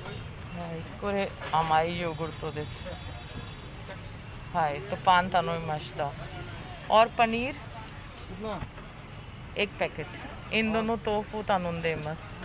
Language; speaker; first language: Japanese; non-native, fluent; Hindi